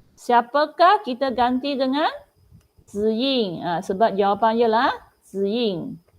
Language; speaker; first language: Malay; non-native, local second language; Chinese